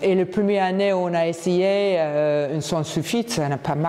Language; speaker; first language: French; non-native, fluent; English